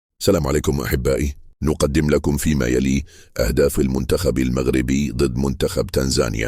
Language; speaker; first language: Arabic; native; Arabic